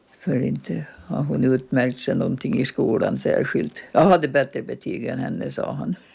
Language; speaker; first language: Swedish; native; Swedish